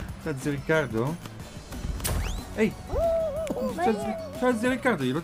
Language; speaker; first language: Italian; native; Italian